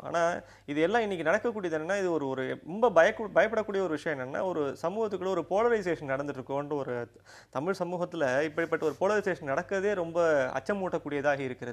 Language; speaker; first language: Tamil; native; Tamil